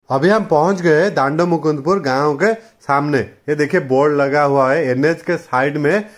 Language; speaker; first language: Hindi; non-native, local second language; Odia